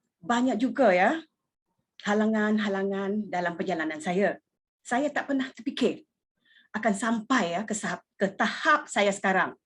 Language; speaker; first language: Malay; non-native, local second language; Iban